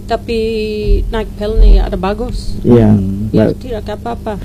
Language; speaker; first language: Indonesian; non-native, learner; English